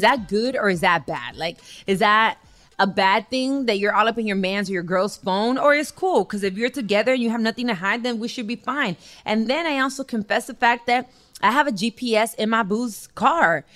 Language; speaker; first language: English; early bilingual, other home language; Spanish